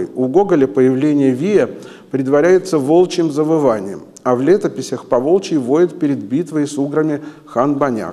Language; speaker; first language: Russian; native; Russian